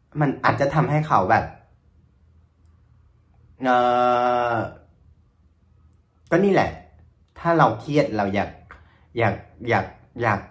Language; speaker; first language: Thai; non-native, fluent; Vietnamese